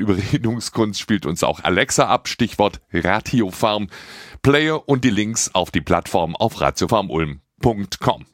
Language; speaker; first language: German; native; German